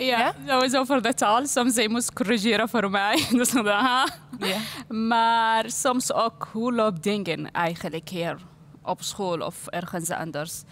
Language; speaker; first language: Dutch; non-native, learner; Arabic